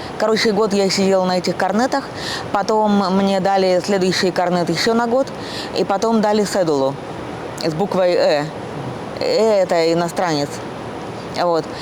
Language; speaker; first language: Russian; native; Russian